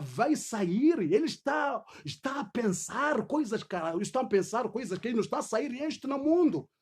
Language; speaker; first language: Portuguese; non-native, learner; Swahili